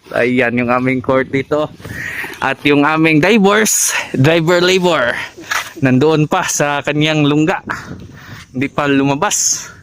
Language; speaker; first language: Filipino; non-native, local second language; Cebuano